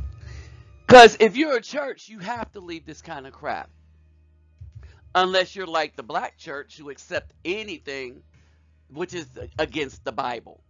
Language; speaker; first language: English; native; English